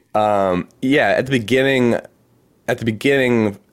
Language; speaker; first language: English; native; English